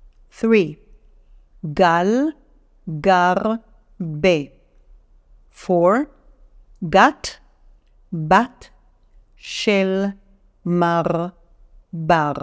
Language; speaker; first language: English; non-native, fluent; Hebrew